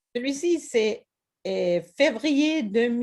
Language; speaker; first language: French; non-native, fluent; Swedish